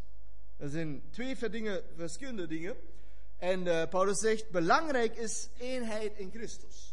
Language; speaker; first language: Dutch; non-native, fluent; German